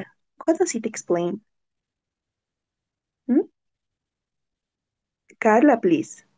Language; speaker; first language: English; non-native, learner; Spanish